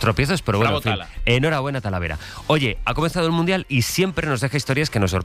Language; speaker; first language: Spanish; native; Spanish